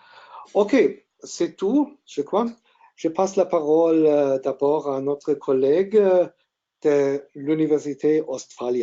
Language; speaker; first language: French; non-native, learner; German